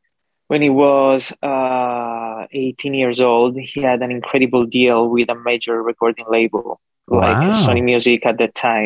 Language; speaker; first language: English; non-native, fluent; Italian